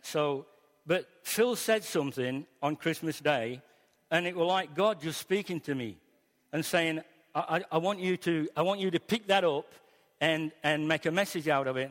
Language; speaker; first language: English; native; English